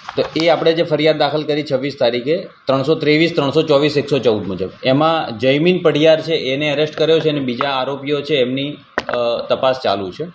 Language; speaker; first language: Gujarati; native; Gujarati